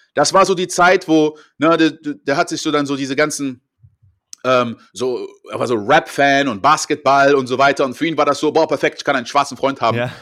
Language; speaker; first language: German; early bilingual, other home language; French